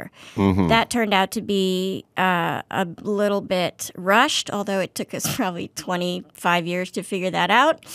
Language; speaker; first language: English; native; English